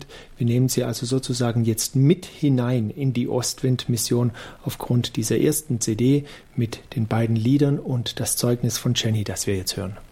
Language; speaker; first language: German; native; German